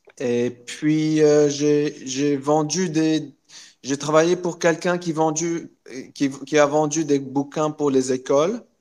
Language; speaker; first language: French; non-native, local second language; Arabic